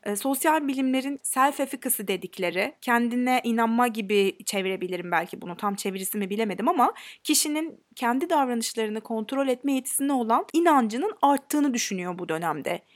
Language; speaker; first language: Turkish; native; Turkish